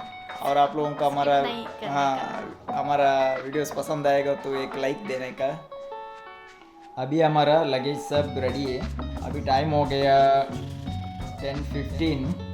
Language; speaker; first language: Hindi; non-native, local second language; Tulu